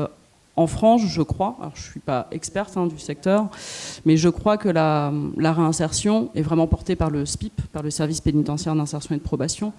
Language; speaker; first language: French; native; French